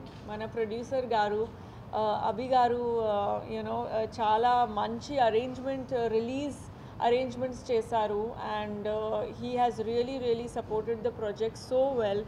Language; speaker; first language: Telugu; non-native, fluent; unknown